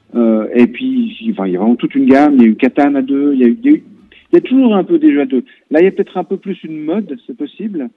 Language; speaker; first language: French; native; French